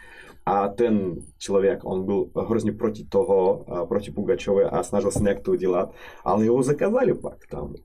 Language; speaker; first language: Czech; non-native, fluent; Russian